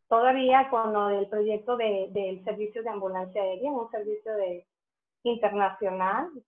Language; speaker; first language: Spanish; native; Spanish